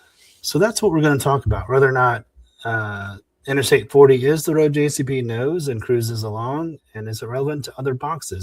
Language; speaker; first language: English; native; English